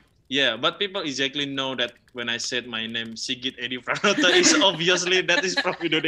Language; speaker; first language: English; non-native, learner; Indonesian